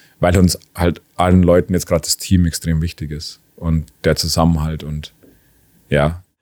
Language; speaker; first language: German; native; German